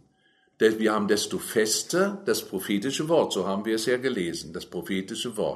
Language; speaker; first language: German; native; German